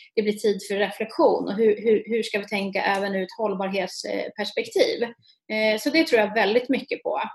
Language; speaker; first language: Swedish; native; Swedish